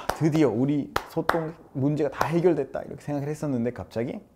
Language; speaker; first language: Korean; non-native, fluent; Spanish